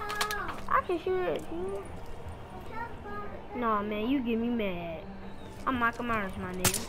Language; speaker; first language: English; native; English